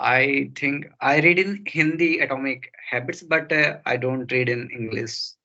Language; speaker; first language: English; non-native, learner; Hindi